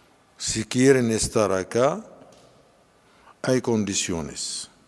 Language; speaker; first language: Spanish; non-native, fluent; Arabic